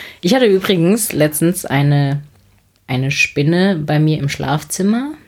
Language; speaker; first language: German; native; German